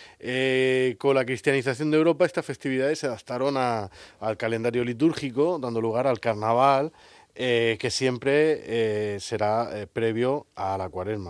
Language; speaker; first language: Spanish; native; Spanish